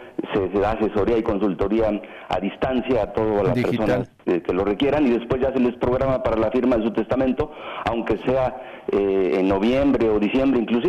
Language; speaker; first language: Spanish; native; Spanish